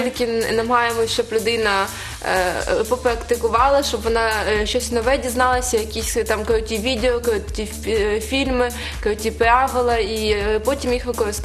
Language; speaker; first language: Ukrainian; native; Ukrainian